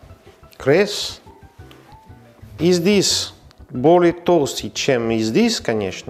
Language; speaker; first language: Russian; non-native, learner; French